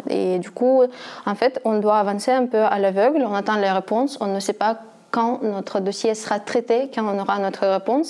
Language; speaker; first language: French; non-native, fluent; Russian